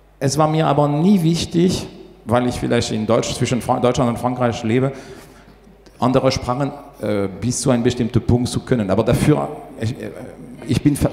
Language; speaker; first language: German; non-native, fluent; French